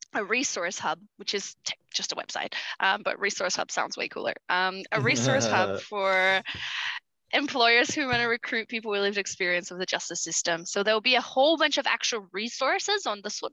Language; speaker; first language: English; early bilingual, other home language; Portuguese